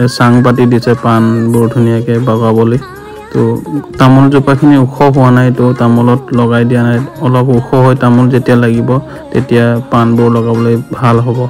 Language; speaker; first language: Assamese; non-native, local second language; Mising